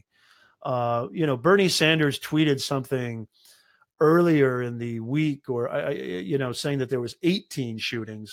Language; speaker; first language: English; native; English